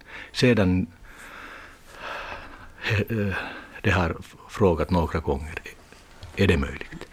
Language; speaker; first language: Swedish; non-native, learner; Finnish